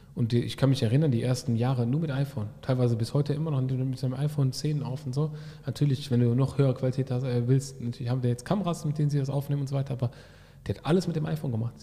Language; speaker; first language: German; early bilingual, other home language; Arabic